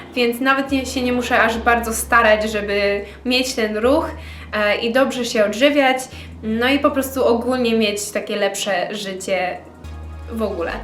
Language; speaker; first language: Polish; early bilingual, heritage; Polish